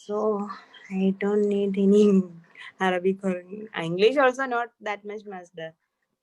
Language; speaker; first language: English; non-native, learner; Malayalam